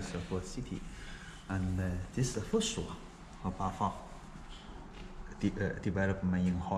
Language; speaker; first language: English; non-native, learner; Chinese